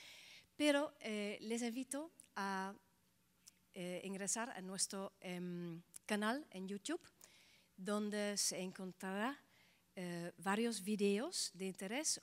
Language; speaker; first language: Spanish; non-native, fluent; Dutch